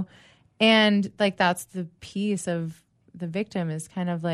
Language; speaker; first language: English; native; English